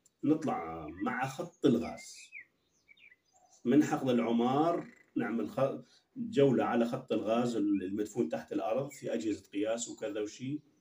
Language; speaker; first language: Arabic; native; Arabic